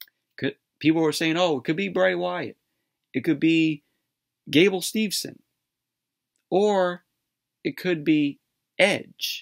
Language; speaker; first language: English; native; English